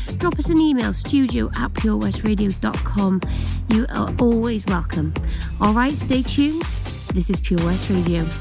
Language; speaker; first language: English; native; English